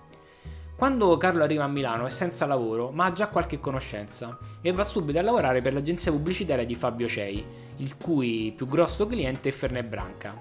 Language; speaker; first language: Italian; native; Italian